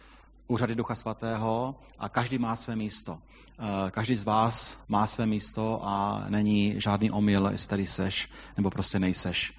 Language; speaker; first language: Czech; native; Czech